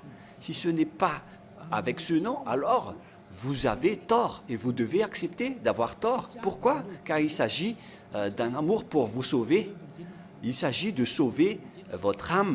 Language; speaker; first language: French; non-native, local second language; Malagasy